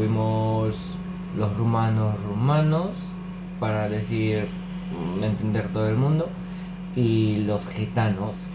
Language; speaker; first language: Spanish; non-native, fluent; Romanian